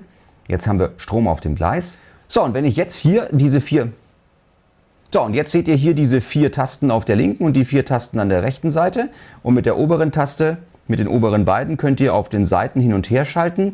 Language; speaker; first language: German; native; German